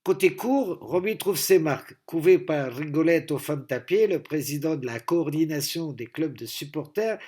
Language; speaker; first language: French; native; French